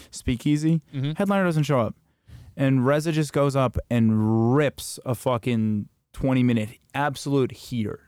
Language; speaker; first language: English; native; English